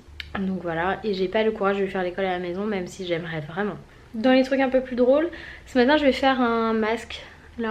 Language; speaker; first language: French; native; French